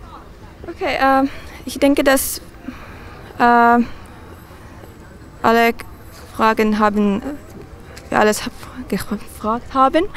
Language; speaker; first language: German; non-native, fluent; Finnish